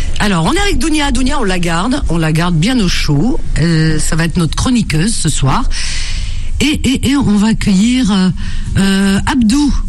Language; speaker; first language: French; native; French